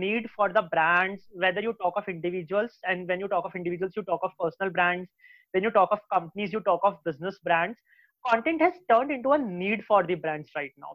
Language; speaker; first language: English; non-native, local second language; Hindi